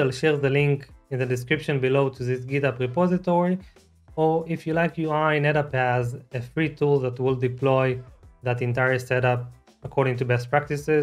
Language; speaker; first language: English; non-native, fluent; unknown